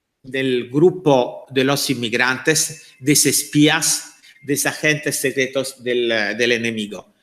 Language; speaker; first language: Spanish; non-native, fluent; Italian